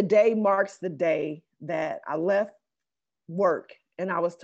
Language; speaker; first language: English; native; English